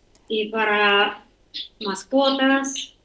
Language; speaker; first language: Spanish; non-native, learner; Ukrainian